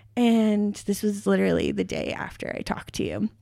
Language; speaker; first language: English; native; English